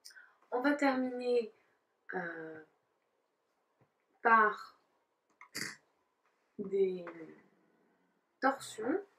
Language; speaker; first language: French; native; French